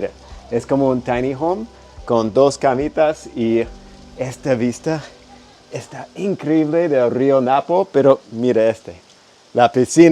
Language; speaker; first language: Spanish; non-native, fluent; English